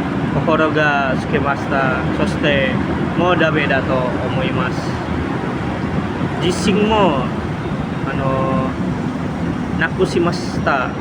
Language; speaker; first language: Japanese; non-native, learner; Indonesian